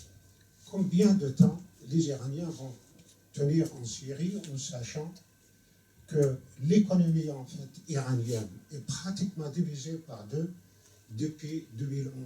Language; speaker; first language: French; non-native, fluent; Arabic